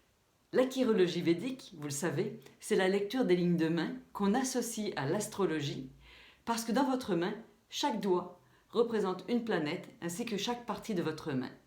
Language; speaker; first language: French; native; French